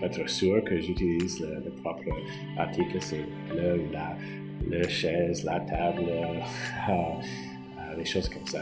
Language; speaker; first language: French; non-native, fluent; English